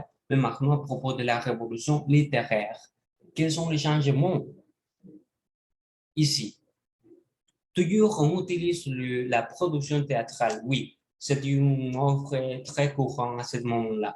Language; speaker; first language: French; non-native, learner; Spanish